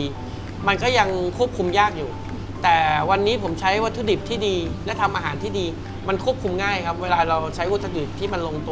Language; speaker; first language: Thai; native; Thai